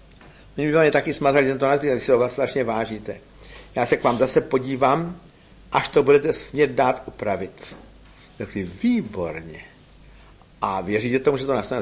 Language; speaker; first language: Czech; native; Czech